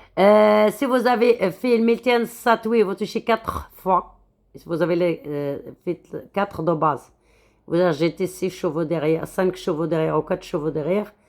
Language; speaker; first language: French; non-native, local second language; Arabic